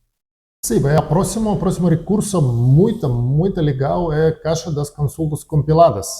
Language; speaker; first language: Portuguese; non-native, learner; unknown